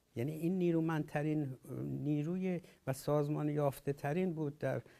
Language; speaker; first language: Persian; native; Persian